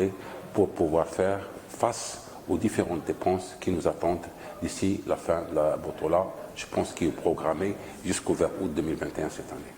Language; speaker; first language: French; non-native, local second language; Arabic